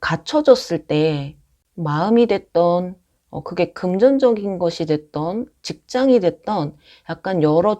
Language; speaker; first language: Korean; native; Korean